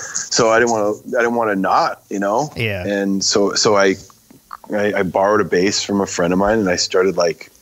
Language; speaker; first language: English; native; English